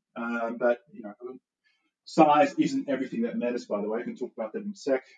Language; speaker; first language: English; non-native, fluent; Dutch